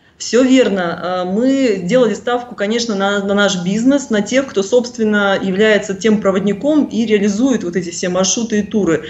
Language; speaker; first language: Russian; native; Russian